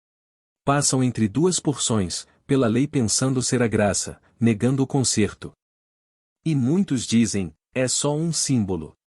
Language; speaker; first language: Portuguese; native; Portuguese